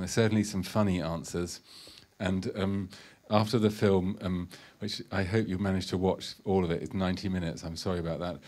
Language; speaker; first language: English; native; English